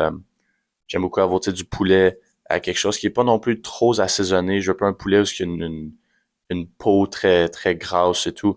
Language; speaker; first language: French; native; French